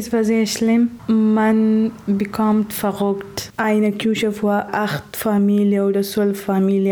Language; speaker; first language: German; non-native, learner; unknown